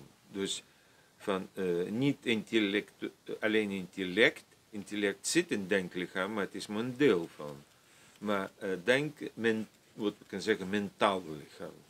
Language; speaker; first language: Dutch; non-native, fluent; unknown